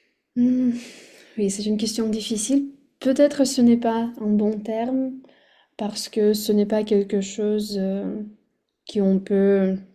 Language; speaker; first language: French; non-native, fluent; Russian